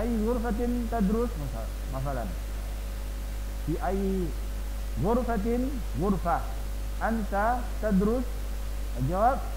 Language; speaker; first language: Arabic; non-native, fluent; Indonesian